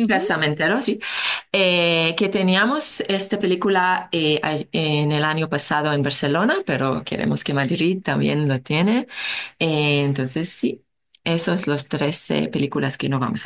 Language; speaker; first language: Spanish; non-native, learner; Hebrew